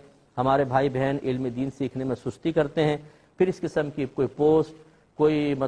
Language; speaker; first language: Urdu; native; Urdu